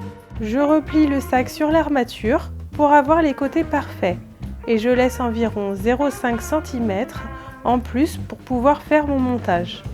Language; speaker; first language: French; native; French